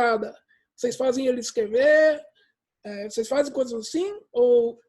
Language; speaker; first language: Portuguese; early bilingual, heritage; English